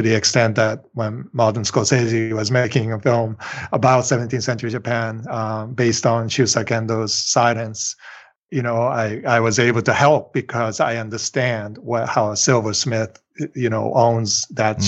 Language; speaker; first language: English; non-native, fluent; Japanese